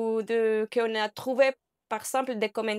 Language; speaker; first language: French; non-native, learner; Spanish